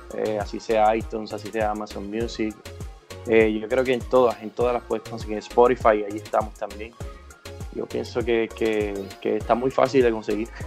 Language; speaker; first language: Spanish; native; Spanish